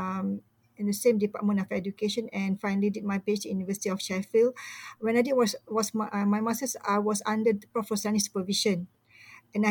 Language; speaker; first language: English; non-native, local second language; Malay